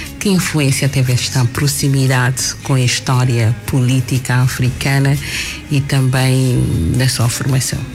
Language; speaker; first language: Portuguese; native; Portuguese